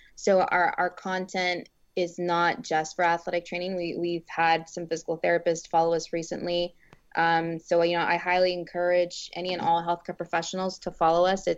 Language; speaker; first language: English; early bilingual, other home language; Spanish